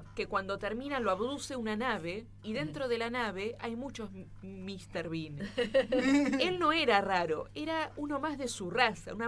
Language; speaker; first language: Spanish; native; Spanish